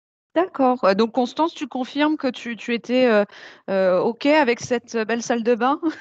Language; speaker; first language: French; native; French